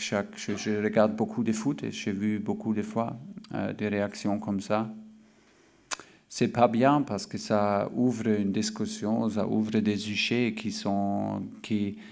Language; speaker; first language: French; non-native, fluent; German